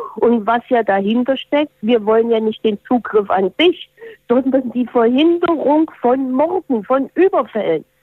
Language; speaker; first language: German; native; German